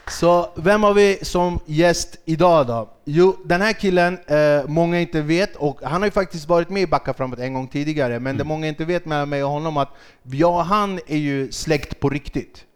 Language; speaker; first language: Swedish; early bilingual, other home language; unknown